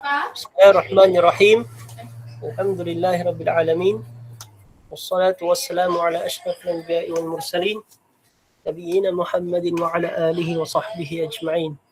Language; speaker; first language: Arabic; non-native, fluent; Filipino